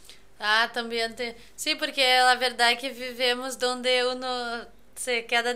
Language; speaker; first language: Spanish; non-native, fluent; Portuguese